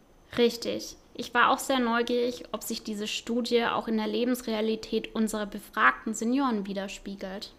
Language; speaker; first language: German; native; German